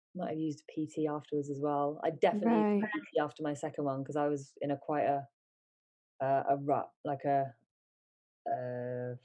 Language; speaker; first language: English; native; English